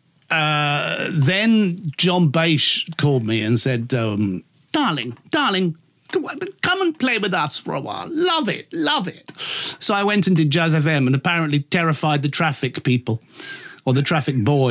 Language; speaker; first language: English; native; English